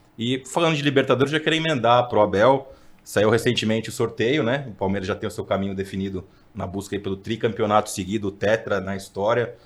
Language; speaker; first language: Portuguese; native; Portuguese